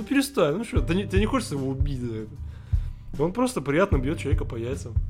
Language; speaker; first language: Russian; native; Russian